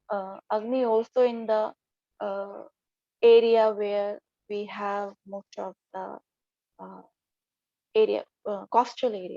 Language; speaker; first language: English; non-native, local second language; Hindi